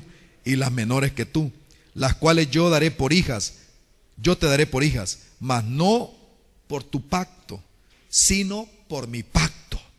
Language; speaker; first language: Spanish; native; Spanish